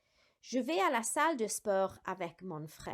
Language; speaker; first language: French; non-native, fluent; Welsh